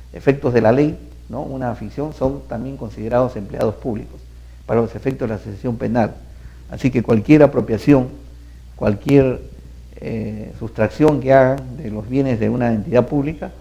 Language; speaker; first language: Spanish; native; Spanish